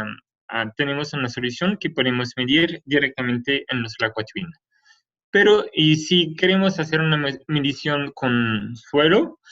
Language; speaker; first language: Spanish; non-native, fluent; French